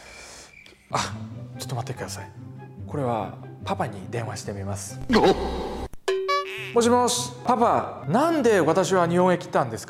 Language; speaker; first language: Japanese; non-native, fluent; Vietnamese